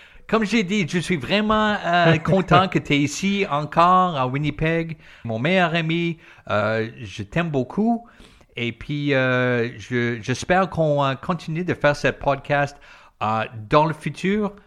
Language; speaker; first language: French; non-native, learner; English